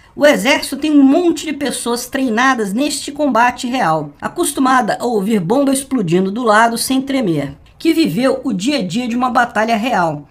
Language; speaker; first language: Portuguese; native; Portuguese